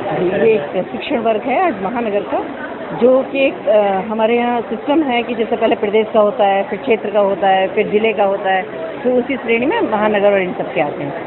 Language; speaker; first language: Hindi; native; Hindi